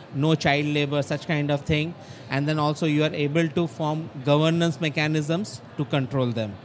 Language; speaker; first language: English; non-native, local second language; Bangla